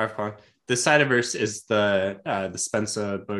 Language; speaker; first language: English; native; English